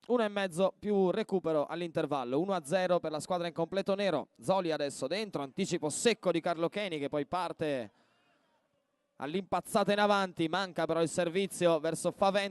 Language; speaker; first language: Italian; native; Italian